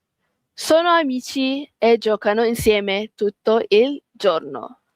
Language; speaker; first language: Italian; non-native, fluent; Malay